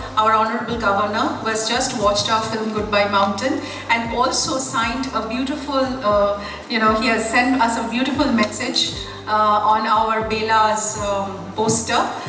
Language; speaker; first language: English; non-native, local second language; Bangla